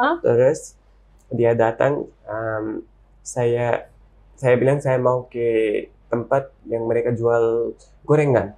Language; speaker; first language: Indonesian; non-native, learner; Urdu